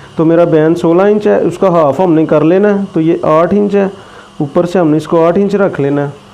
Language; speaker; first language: Urdu; native; Urdu